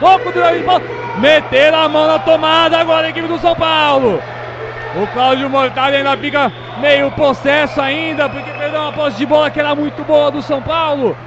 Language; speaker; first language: Portuguese; native; Portuguese